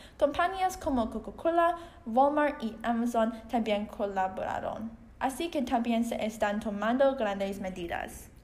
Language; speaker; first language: Spanish; non-native, learner; Chinese